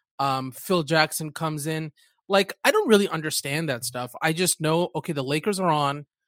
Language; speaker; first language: English; early bilingual, other home language; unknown